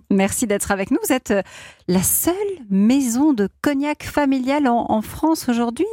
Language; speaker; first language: French; native; French